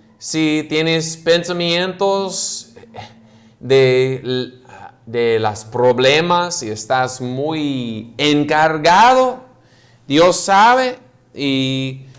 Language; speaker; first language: Spanish; non-native, fluent; English